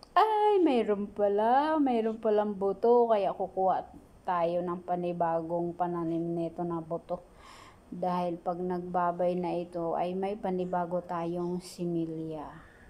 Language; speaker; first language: Filipino; native; Filipino